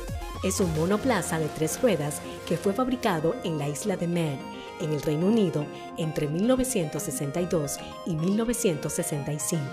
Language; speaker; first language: Spanish; native; Spanish